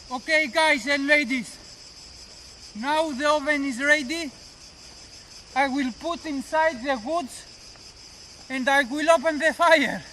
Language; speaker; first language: English; non-native, learner; Greek